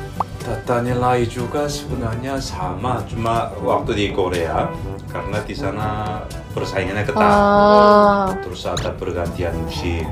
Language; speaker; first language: Indonesian; non-native, fluent; Korean